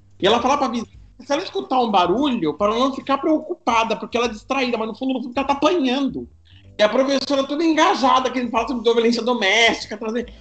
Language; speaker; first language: Portuguese; native; Portuguese